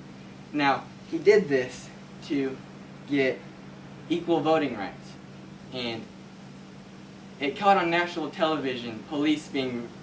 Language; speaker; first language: English; native; English